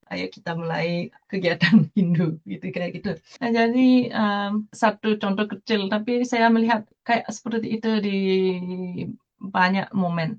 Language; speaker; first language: Indonesian; non-native, fluent; Japanese